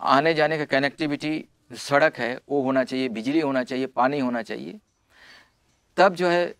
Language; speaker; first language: Hindi; non-native, local second language; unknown